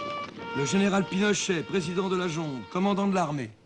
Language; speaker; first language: French; native; French